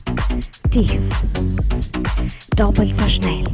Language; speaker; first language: German; native; German